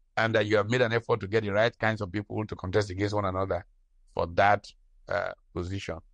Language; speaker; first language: English; non-native, local second language; Hausa